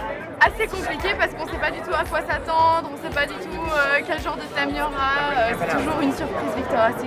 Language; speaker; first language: French; native; French